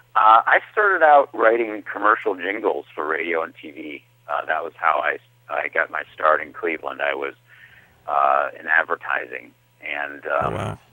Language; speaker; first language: English; native; English